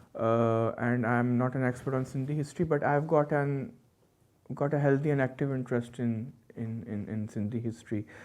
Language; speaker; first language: English; non-native, local second language; Urdu